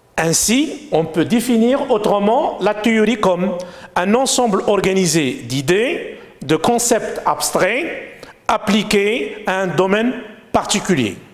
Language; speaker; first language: French; non-native, local second language; Arabic